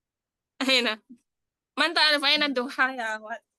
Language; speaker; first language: Arabic; non-native, fluent; Indonesian